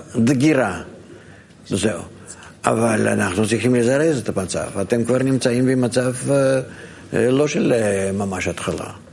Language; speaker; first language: Hebrew; non-native, fluent; Russian